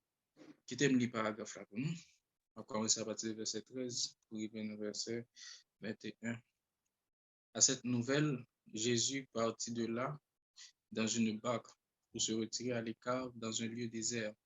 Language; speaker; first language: French; non-native, local second language; Haitian Creole